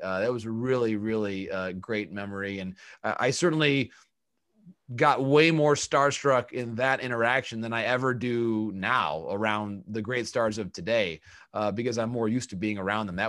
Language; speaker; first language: English; native; English